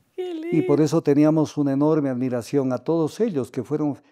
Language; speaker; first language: Spanish; native; Spanish